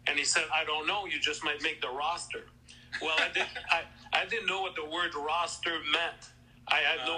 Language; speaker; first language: English; non-native, fluent; French